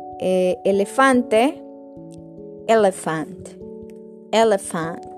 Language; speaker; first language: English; non-native, fluent; Spanish